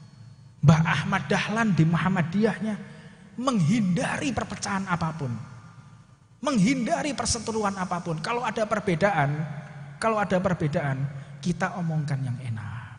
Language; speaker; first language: Indonesian; non-native, local second language; Javanese